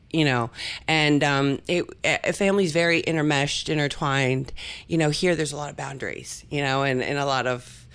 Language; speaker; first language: English; early bilingual, other home language; Spanish